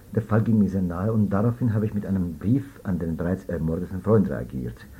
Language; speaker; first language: German; non-native, fluent; Persian